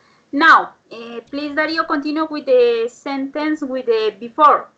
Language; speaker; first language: English; non-native, fluent; Spanish